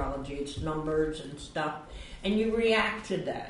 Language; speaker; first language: English; early bilingual, other home language; Swedish